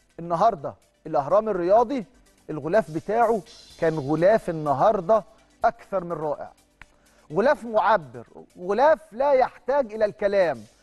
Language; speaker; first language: Arabic; native; Arabic